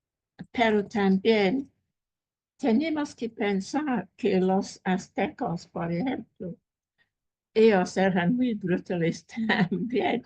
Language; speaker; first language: Spanish; non-native, fluent; English